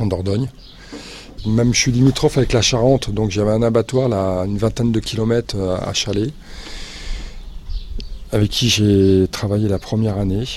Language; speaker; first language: French; native; French